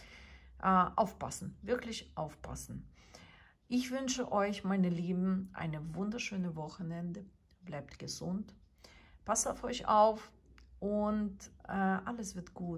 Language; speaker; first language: German; non-native, fluent; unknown